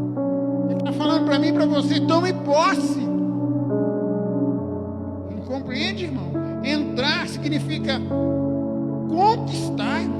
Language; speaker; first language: Portuguese; native; Portuguese